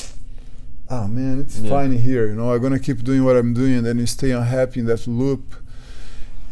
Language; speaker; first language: English; non-native, fluent; Portuguese